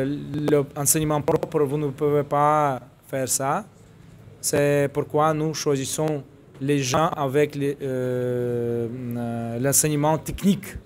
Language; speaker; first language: French; non-native, fluent; Russian